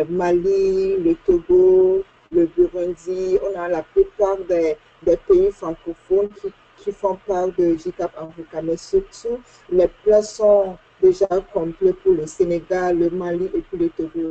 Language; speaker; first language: French; non-native, fluent; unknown